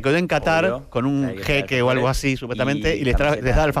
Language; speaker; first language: Spanish; native; Spanish